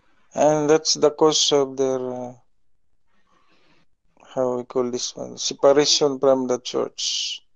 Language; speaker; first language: English; non-native, local second language; Filipino